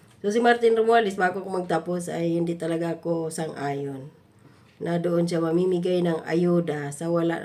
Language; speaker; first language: Filipino; non-native, local second language; Cebuano